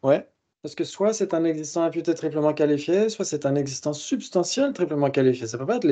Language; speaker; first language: French; native; French